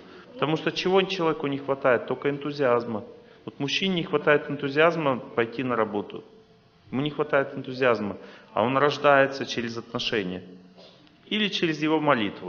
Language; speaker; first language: Russian; native; Russian